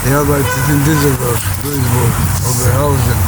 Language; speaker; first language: German; non-native, learner; Bosnian